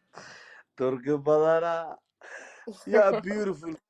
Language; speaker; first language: English; non-native, learner; Somali